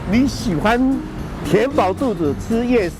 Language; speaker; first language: Chinese; native; Chinese